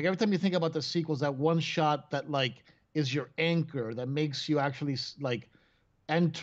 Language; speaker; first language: English; non-native, fluent; Spanish